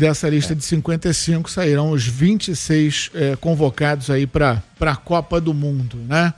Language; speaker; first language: Portuguese; native; Portuguese